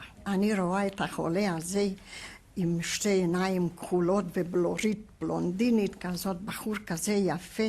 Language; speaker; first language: Hebrew; non-native, fluent; Hungarian